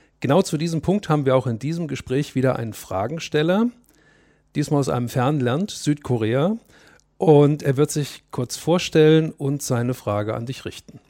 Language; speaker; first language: German; native; German